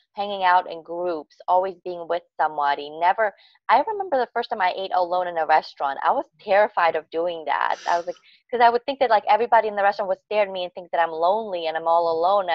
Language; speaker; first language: English; native; English